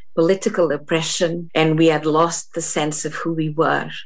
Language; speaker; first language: English; non-native, fluent; Portuguese